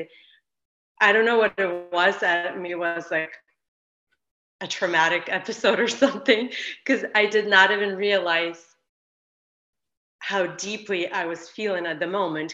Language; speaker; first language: English; non-native, fluent; Ukrainian